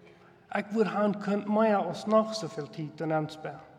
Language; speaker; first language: German; non-native, local second language; Plautdietsch